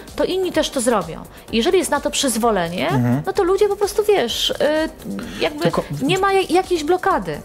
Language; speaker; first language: Polish; native; Polish